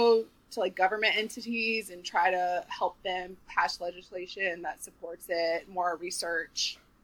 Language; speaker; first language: English; native; English